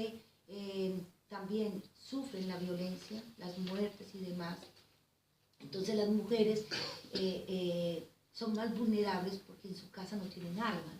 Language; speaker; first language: Spanish; native; Spanish